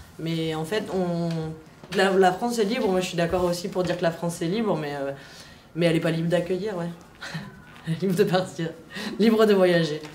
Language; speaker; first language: French; native; French